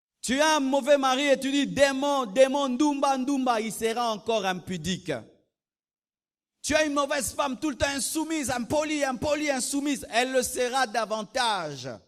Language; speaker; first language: French; non-native, local second language; Lingala